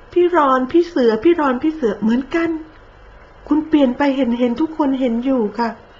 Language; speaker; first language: Thai; native; Thai